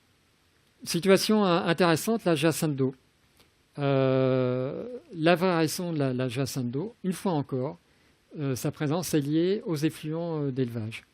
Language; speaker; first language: French; native; French